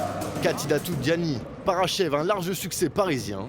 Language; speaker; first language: French; native; French